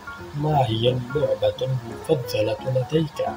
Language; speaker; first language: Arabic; non-native, fluent; Urdu